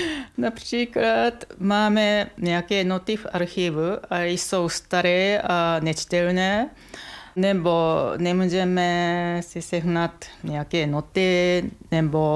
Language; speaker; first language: Czech; non-native, fluent; Japanese